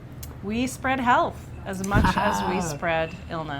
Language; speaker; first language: English; native; English